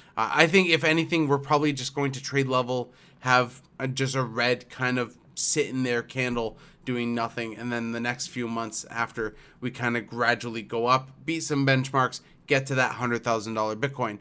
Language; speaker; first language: English; native; English